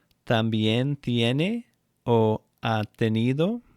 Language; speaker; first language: Spanish; non-native, fluent; English